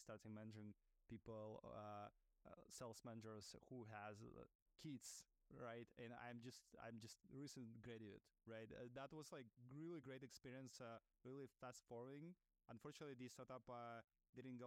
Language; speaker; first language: English; non-native, fluent; Russian